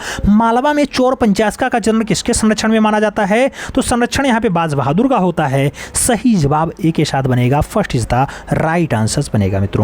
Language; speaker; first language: Hindi; native; Hindi